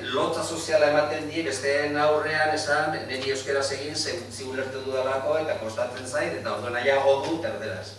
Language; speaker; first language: Basque; non-native, fluent; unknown